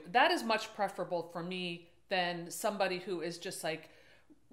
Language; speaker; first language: English; native; English